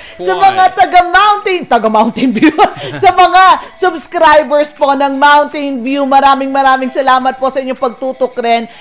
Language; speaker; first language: Filipino; native; Filipino